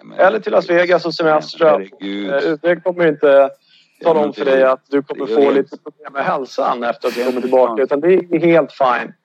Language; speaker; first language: Swedish; native; Swedish